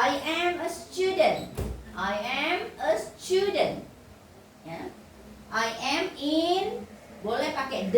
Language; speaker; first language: English; non-native, fluent; Indonesian